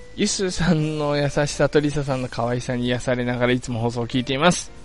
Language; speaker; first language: Japanese; non-native, fluent; English